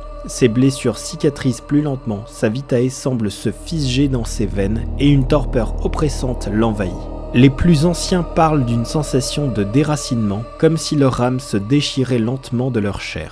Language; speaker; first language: French; native; French